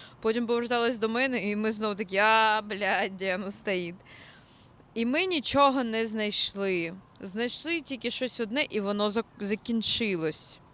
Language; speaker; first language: Ukrainian; non-native, local second language; Russian